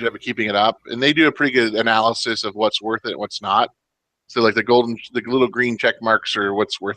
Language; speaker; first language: English; native; English